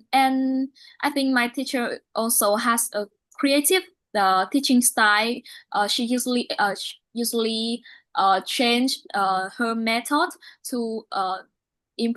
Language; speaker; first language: English; non-native, learner; Vietnamese